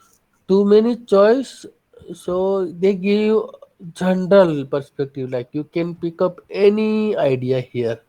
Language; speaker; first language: English; non-native, fluent; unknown